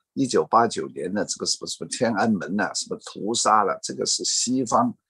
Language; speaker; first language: Chinese; non-native, fluent; Cantonese